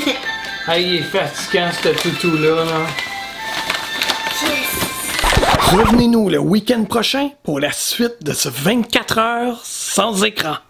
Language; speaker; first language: French; native; French